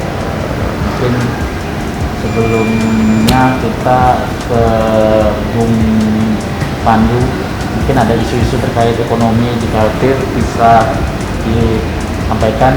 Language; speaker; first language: Indonesian; native; Indonesian